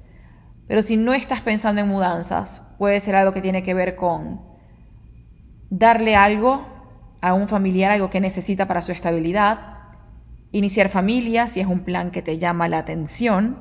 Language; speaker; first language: Spanish; native; Spanish